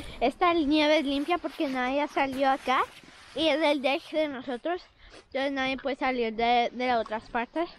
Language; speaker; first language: Spanish; early bilingual, heritage; Spanish